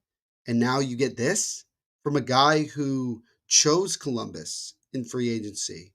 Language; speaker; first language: English; native; English